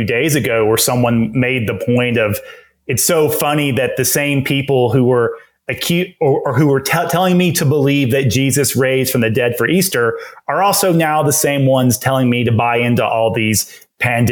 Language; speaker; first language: English; native; English